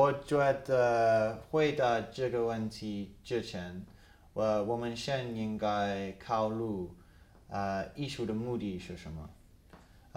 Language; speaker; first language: Chinese; non-native, fluent; English